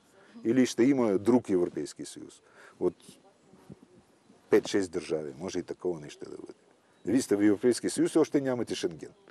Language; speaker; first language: Bulgarian; non-native, fluent; Russian